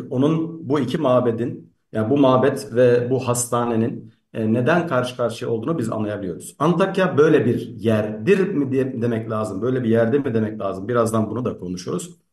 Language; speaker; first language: Turkish; native; Turkish